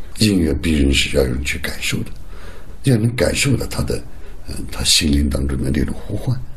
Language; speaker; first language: Chinese; non-native, local second language; Uyghur